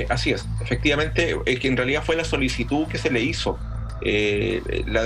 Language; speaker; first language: Spanish; native; Spanish